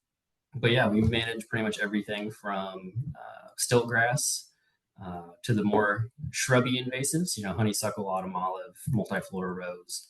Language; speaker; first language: English; native; English